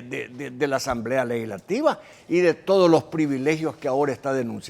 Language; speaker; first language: Spanish; native; Spanish